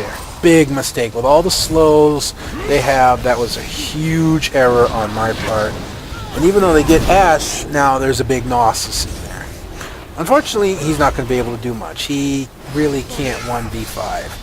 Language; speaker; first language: English; native; English